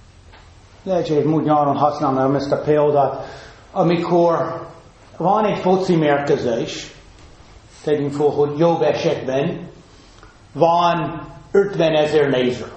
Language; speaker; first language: Hungarian; non-native, fluent; English